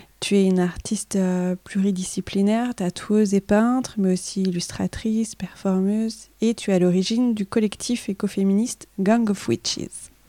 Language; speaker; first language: French; native; French